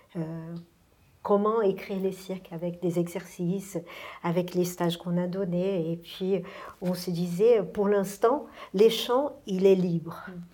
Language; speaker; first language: French; non-native, fluent; Portuguese